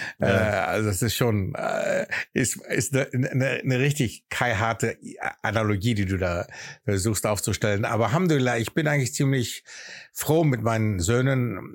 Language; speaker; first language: German; early bilingual, other home language; Greek